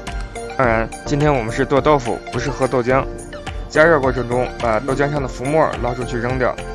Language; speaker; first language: Chinese; native; Chinese